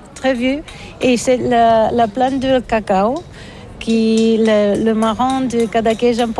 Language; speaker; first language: French; non-native, learner; Catalan